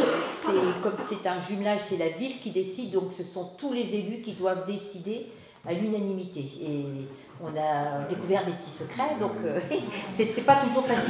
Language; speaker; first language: French; native; French